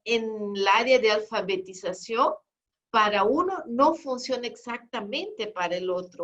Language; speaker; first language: Spanish; non-native, fluent; Portuguese